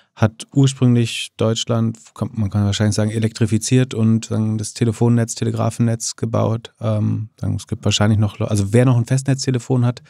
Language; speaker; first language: German; native; German